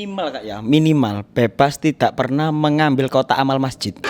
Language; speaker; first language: Indonesian; non-native, local second language; Javanese